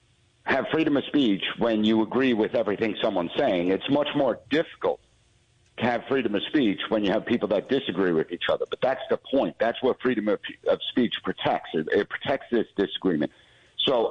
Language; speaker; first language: English; native; English